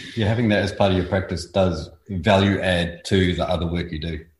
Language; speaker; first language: English; native; English